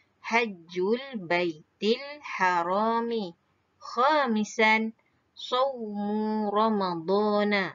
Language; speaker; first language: Arabic; non-native, fluent; Malay